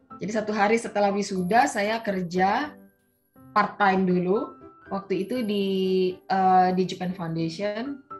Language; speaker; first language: Indonesian; early bilingual, heritage; Indonesian